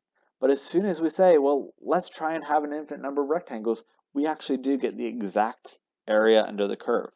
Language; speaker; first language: English; native; English